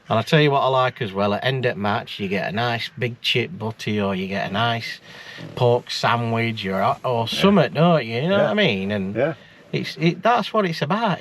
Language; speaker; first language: English; native; English